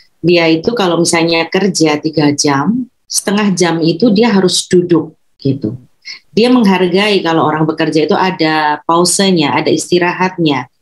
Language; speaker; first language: Indonesian; native; Indonesian